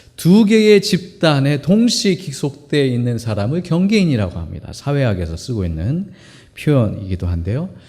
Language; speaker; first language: Korean; native; Korean